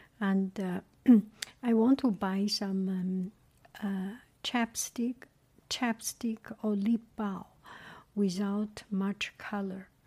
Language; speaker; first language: English; non-native, fluent; Chinese